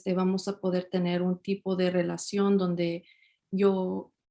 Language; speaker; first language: Spanish; early bilingual, heritage; Spanish